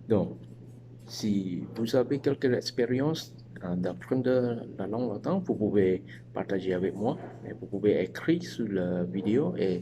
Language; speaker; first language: French; non-native, learner; Chinese